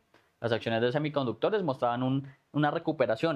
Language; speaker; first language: Spanish; native; Spanish